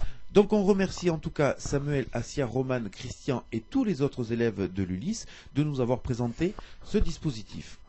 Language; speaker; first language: French; native; French